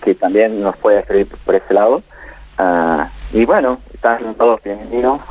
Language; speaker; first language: Spanish; non-native, fluent; English